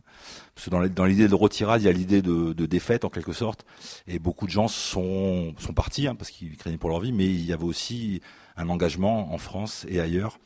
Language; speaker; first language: French; native; French